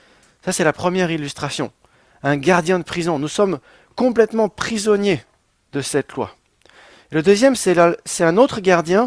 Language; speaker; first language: French; native; French